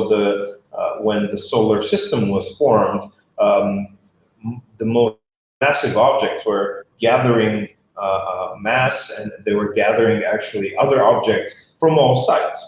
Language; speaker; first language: English; non-native, fluent; Bulgarian